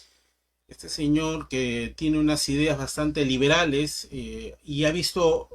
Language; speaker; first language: Spanish; native; Spanish